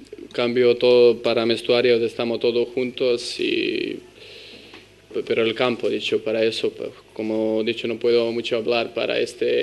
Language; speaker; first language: Spanish; non-native, learner; Serbian